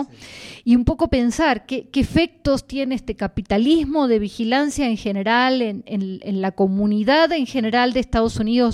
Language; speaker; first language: Spanish; native; Spanish